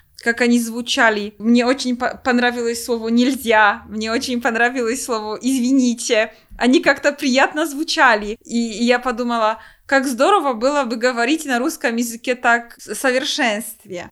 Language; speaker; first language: Russian; non-native, fluent; Polish